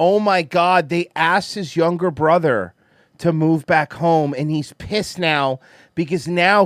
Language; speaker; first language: English; native; English